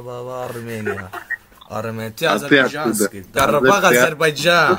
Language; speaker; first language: Russian; non-native, learner; Kazakh